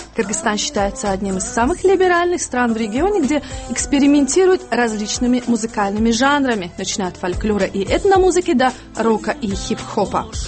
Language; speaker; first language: Russian; non-native, local second language; Tajik